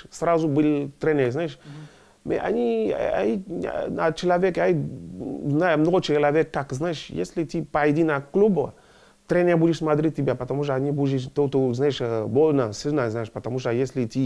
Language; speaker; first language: Russian; non-native, learner; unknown